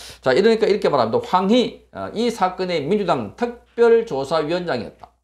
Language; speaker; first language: Korean; native; Korean